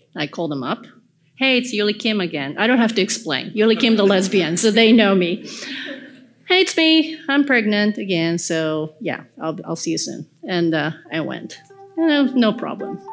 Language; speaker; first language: English; early bilingual, other home language; Korean